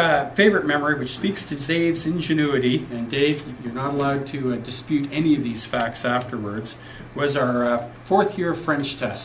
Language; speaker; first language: English; native; English